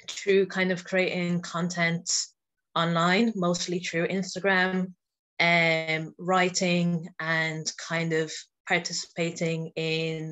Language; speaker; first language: English; native; English